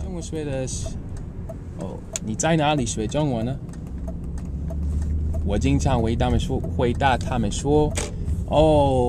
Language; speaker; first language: Chinese; non-native, learner; English